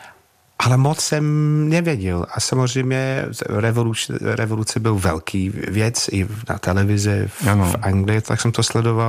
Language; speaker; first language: Czech; non-native, fluent; English